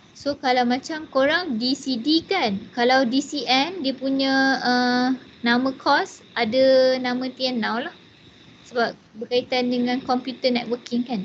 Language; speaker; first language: Malay; non-native, local second language; Chinese